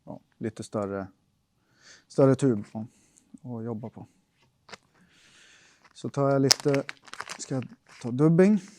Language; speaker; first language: Swedish; native; Swedish